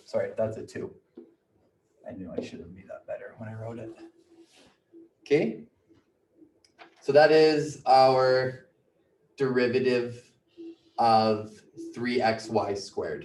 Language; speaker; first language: English; native; English